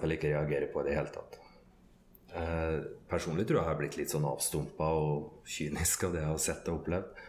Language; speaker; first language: Norwegian; native; Norwegian